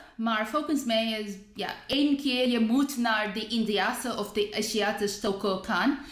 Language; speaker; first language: Dutch; non-native, learner; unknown